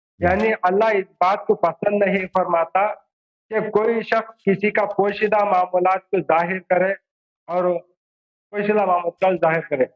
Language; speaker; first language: Urdu; non-native, local second language; Tamil